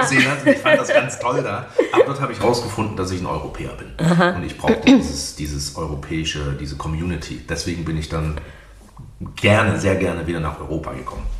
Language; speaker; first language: German; native; German